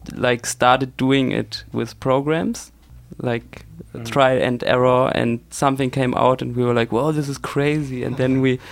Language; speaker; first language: English; non-native, fluent; German